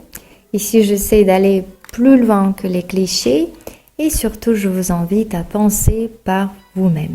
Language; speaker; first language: French; non-native, fluent; Russian